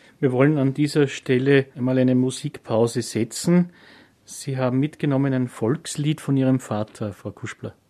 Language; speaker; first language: German; native; German